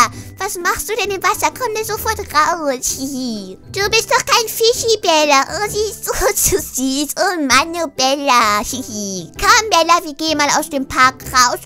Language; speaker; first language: German; native; German